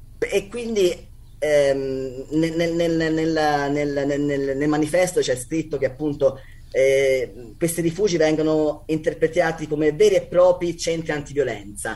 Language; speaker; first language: Italian; native; Italian